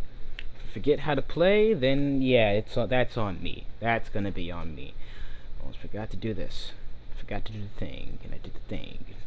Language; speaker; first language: English; native; English